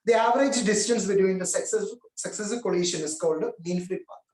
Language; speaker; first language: English; non-native, local second language; Malayalam